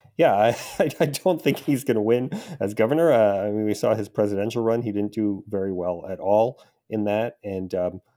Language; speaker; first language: English; native; English